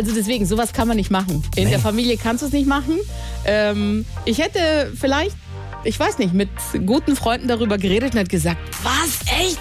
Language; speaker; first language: German; native; German